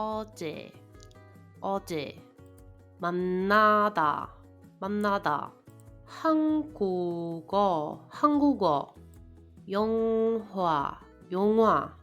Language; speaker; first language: Korean; non-native, fluent; Spanish